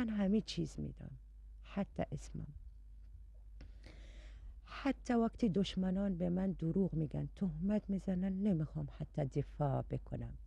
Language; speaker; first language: Persian; non-native, learner; Arabic